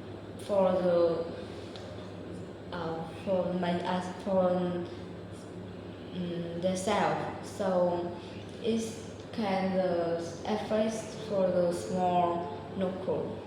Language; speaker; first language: English; non-native, learner; Vietnamese